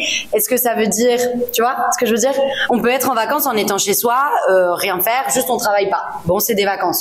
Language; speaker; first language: French; native; French